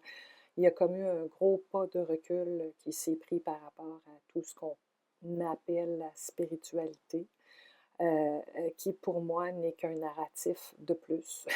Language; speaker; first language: French; native; French